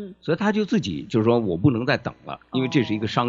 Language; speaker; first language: Chinese; native; Chinese